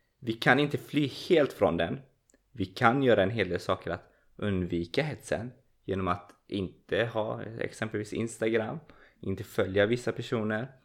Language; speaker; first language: Swedish; early bilingual, other home language; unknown